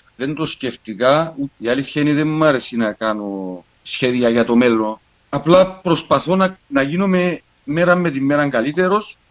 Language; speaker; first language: Greek; native; Greek